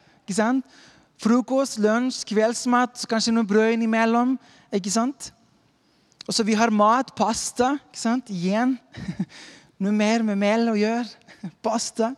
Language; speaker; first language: Norwegian; non-native, fluent; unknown